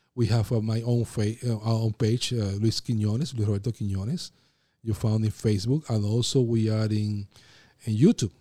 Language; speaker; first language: English; non-native, fluent; Spanish